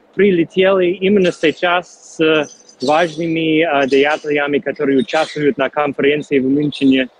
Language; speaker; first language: Russian; non-native, fluent; English